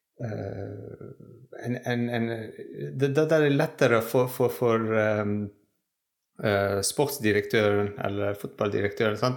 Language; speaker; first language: Norwegian; non-native, fluent; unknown